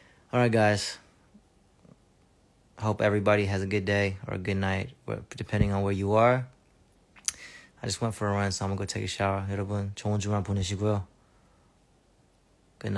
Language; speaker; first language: English; early bilingual, other home language; Korean